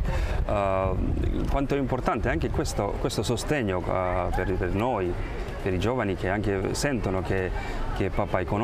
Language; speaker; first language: Italian; non-native, fluent; Croatian